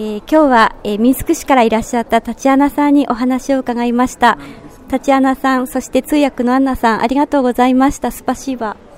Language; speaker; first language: Japanese; native; Japanese